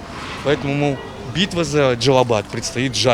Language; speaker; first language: Russian; native; Russian